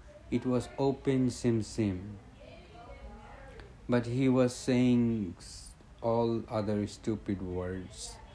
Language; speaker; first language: English; non-native, learner; Bangla